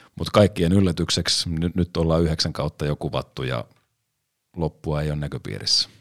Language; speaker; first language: Finnish; native; Finnish